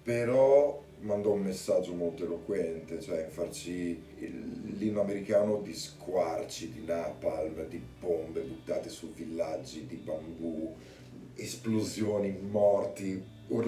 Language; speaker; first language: Italian; native; Italian